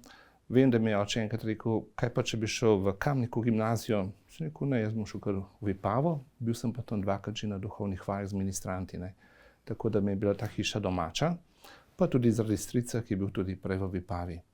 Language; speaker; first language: Slovenian; native; Slovenian